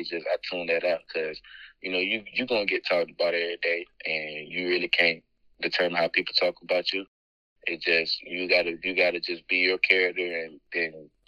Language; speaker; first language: English; native; English